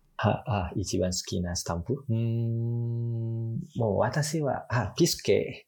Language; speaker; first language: Japanese; non-native, learner; Indonesian